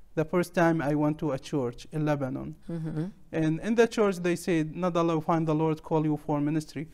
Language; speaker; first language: English; non-native, learner; Arabic